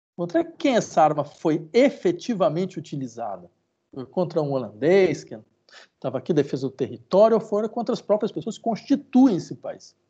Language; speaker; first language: Portuguese; native; Portuguese